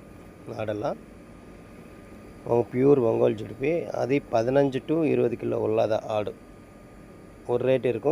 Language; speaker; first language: Tamil; native; Tamil